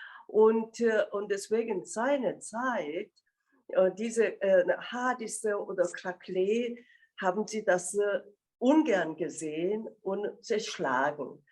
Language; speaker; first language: German; non-native, fluent; Korean